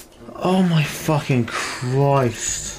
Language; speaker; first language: English; native; English